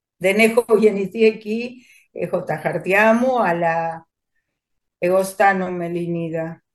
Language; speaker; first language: Greek; early bilingual, heritage; Spanish